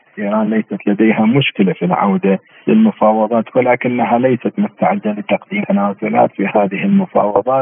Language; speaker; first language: Arabic; native; Arabic